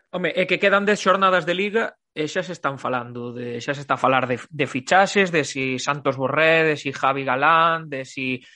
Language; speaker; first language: Galician; native; Galician